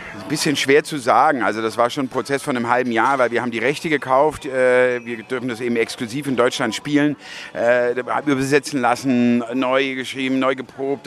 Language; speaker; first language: German; native; German